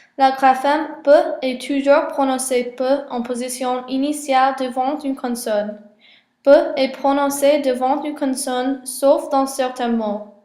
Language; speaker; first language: French; non-native, learner; English